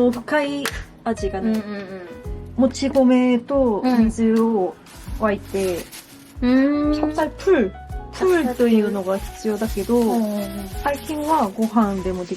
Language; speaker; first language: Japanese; non-native, fluent; Korean